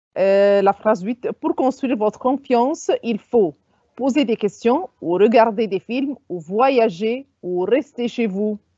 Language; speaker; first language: French; non-native, fluent; Arabic